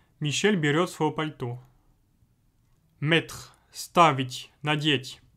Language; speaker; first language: Russian; non-native, fluent; French